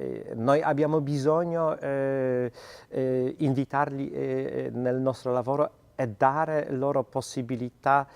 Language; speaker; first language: Italian; non-native, fluent; Polish